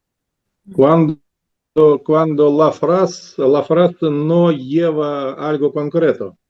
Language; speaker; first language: Spanish; non-native, learner; Russian